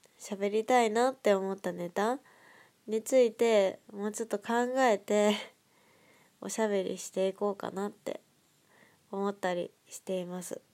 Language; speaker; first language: Japanese; native; Japanese